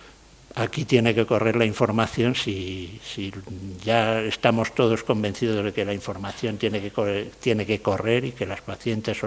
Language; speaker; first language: Spanish; native; Spanish